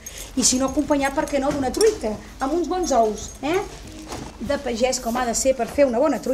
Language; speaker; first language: Catalan; native; Catalan